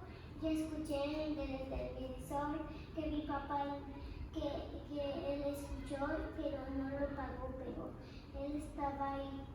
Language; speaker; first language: Spanish; early bilingual, heritage; Spanish